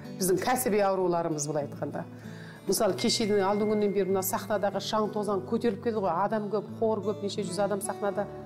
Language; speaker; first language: Kazakh; early bilingual, heritage; Kazakh